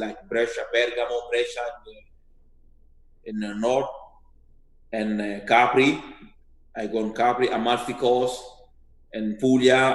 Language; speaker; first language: English; non-native, learner; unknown